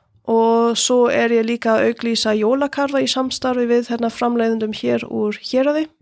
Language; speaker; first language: Icelandic; non-native, fluent; German